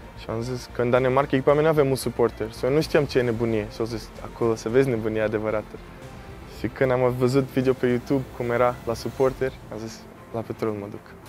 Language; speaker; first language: Romanian; early bilingual, heritage; Romanian